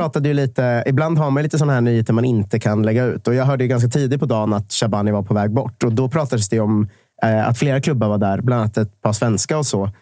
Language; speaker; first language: Swedish; native; Swedish